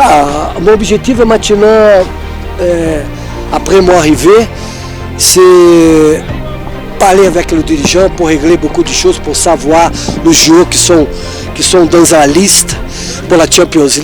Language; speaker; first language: French; non-native, fluent; Portuguese